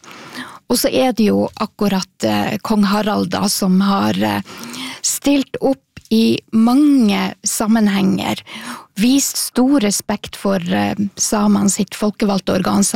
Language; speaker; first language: Norwegian; non-native, local second language; Northern Sami